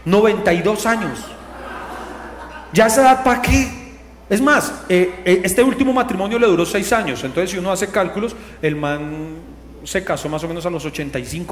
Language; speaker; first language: Spanish; native; Spanish